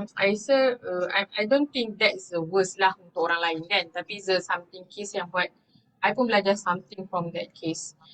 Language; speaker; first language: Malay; non-native, local second language; Tamil